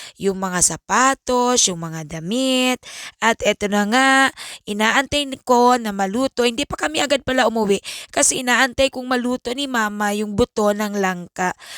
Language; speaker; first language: Filipino; native; Filipino